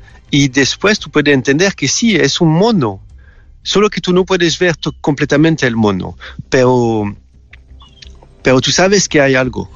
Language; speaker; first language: Spanish; non-native, learner; French